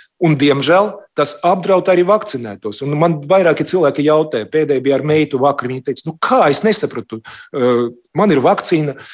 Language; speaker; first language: Latvian; non-native, local second language; Russian